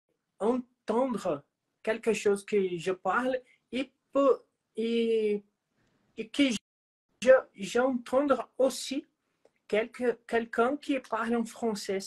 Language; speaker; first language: French; non-native, learner; Portuguese